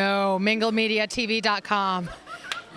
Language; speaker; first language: English; native; English